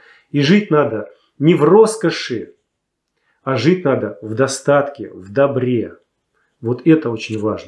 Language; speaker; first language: Russian; native; Russian